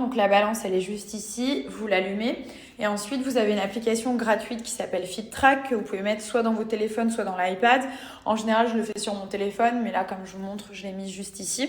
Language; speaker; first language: French; native; French